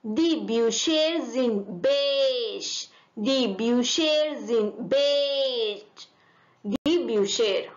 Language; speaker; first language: German; non-native, fluent; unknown